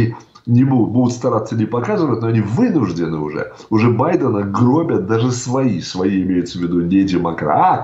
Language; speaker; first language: Russian; native; Russian